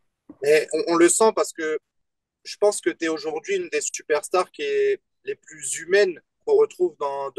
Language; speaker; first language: French; native; French